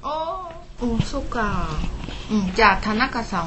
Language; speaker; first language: Japanese; non-native, learner; Chinese